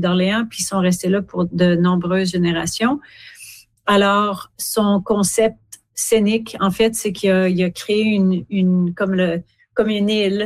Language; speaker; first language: French; native; French